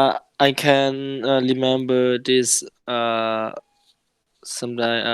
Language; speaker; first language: English; non-native, learner; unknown